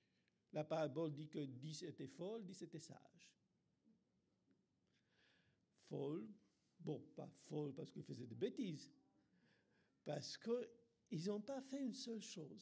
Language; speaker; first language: French; non-native, fluent; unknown